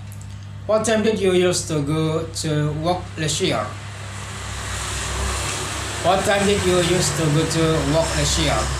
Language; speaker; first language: English; non-native, learner; Indonesian